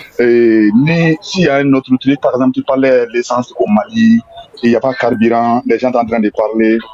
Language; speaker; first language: French; non-native, local second language; Bambara